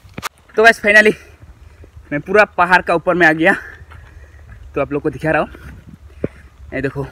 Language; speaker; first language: Hindi; non-native, local second language; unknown